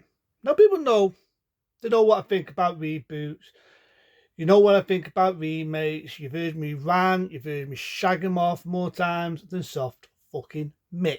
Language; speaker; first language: English; native; English